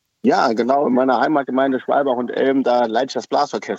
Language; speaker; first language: German; native; German